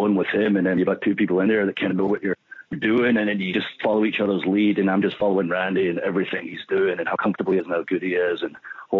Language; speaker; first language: English; native; English